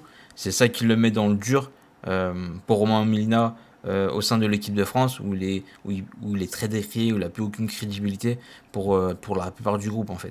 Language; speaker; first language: French; native; French